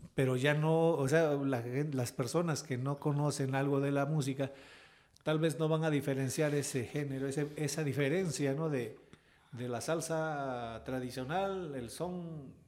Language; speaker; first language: Spanish; native; Spanish